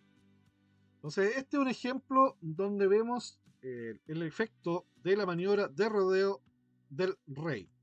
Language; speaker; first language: Spanish; native; Spanish